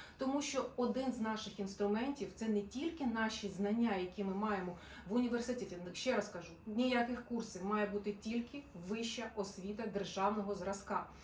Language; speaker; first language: Ukrainian; non-native, local second language; Russian